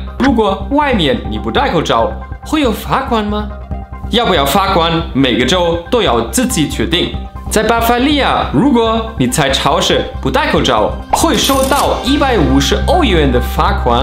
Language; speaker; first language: Chinese; non-native, fluent; German